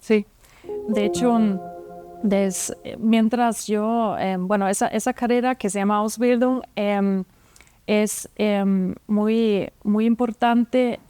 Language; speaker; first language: Spanish; non-native, fluent; German